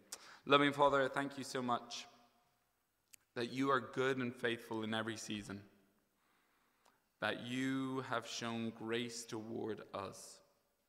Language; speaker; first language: English; native; English